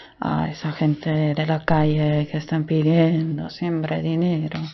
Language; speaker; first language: Spanish; non-native, fluent; German